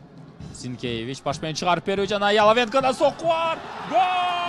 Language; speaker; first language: Kyrgyz; native; Kyrgyz